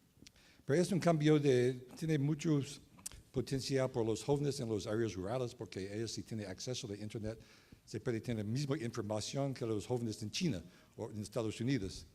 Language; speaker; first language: Spanish; non-native, learner; English